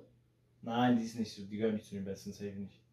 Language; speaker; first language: German; early bilingual, heritage; Polish